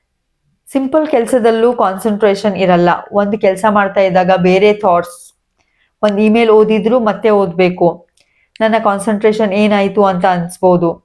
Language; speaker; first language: Kannada; native; Kannada